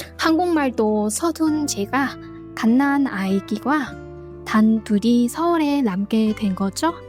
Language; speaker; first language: Korean; non-native, fluent; Vietnamese